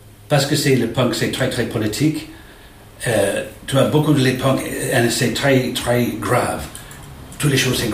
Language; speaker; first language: French; non-native, learner; English